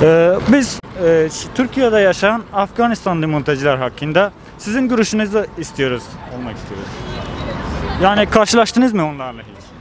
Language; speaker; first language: Turkish; non-native, fluent; Persian